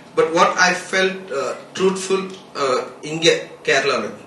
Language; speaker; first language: English; non-native, local second language; Tamil